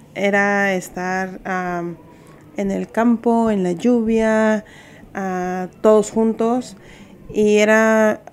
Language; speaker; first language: Spanish; native; Spanish